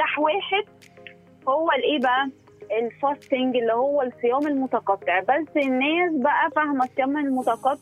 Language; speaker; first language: Arabic; native; Arabic